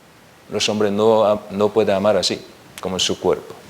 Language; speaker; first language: Spanish; non-native, learner; Korean